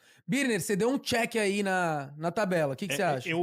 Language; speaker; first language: Portuguese; native; Portuguese